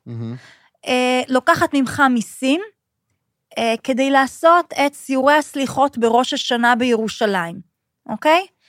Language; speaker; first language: Hebrew; native; Hebrew